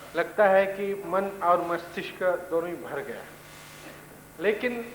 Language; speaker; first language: Hindi; non-native, local second language; Bangla